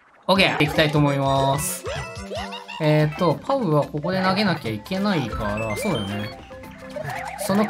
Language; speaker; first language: Japanese; native; Japanese